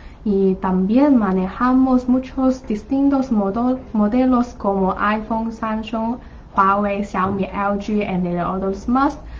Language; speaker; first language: Spanish; non-native, learner; Chinese